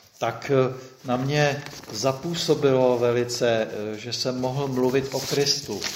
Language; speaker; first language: Czech; native; Czech